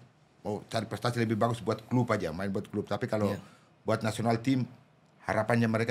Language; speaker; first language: Indonesian; non-native, local second language; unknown